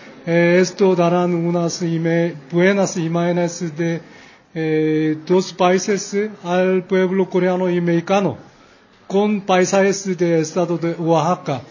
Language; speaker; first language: Spanish; non-native, fluent; Korean